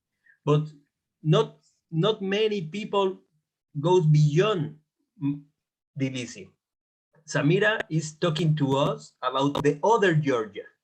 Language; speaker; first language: English; non-native, fluent; Spanish